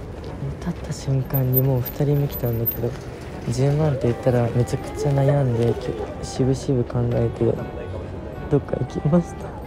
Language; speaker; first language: Japanese; native; Japanese